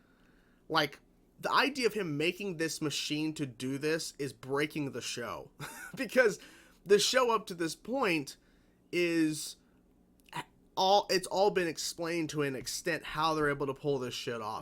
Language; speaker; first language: English; native; English